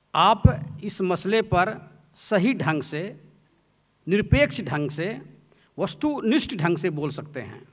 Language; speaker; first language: Hindi; native; Hindi